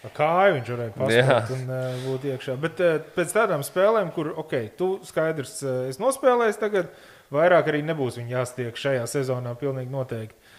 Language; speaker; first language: Latvian; native; Latvian